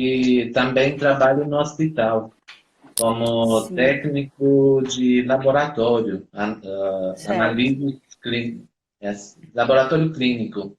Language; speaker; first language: Portuguese; non-native, fluent; Romanian